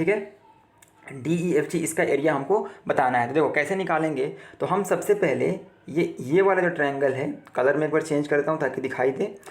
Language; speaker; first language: Hindi; native; Hindi